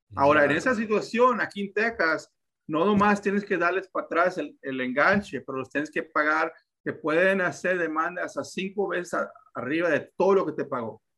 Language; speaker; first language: Spanish; early bilingual, heritage; Spanish